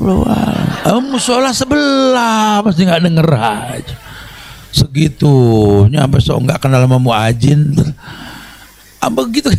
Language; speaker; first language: Indonesian; native; Indonesian